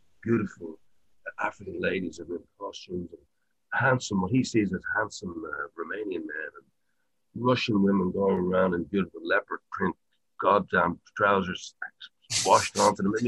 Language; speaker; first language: English; native; English